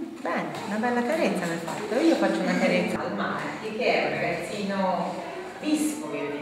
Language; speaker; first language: Italian; native; Italian